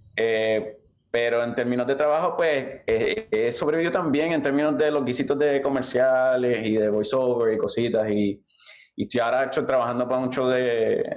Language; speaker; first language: Spanish; native; Spanish